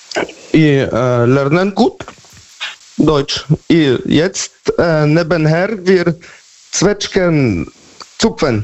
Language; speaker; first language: German; non-native, learner; Polish